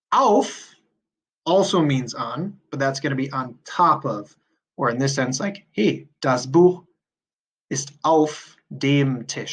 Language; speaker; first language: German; non-native, fluent; English